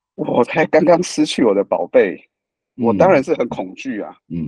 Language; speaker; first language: Chinese; native; Chinese